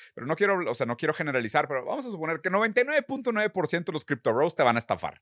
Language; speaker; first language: Spanish; early bilingual, other home language; Portuguese